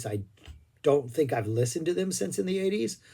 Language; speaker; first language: English; native; English